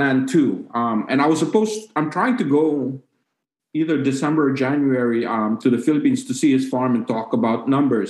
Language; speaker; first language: English; non-native, local second language; Cebuano